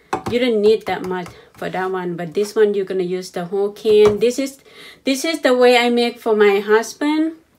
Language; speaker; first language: English; non-native, learner; Thai